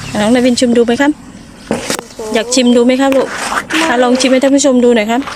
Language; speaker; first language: Thai; native; Thai